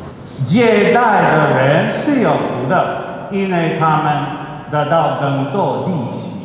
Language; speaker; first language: Chinese; non-native, fluent; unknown